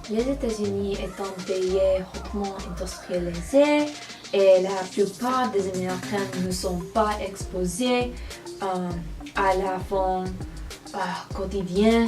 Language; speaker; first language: French; non-native, learner; English